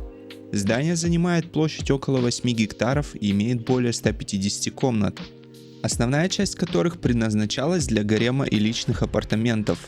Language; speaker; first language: Russian; native; Russian